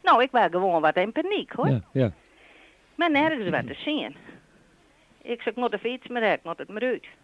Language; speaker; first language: Dutch; non-native, local second language; Western Frisian